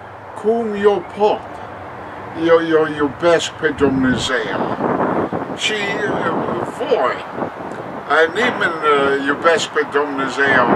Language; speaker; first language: Romanian; non-native, learner; English